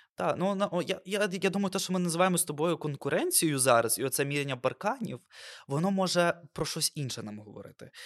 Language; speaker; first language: Ukrainian; non-native, local second language; Russian